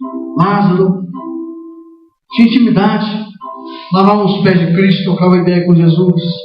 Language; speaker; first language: Portuguese; native; Portuguese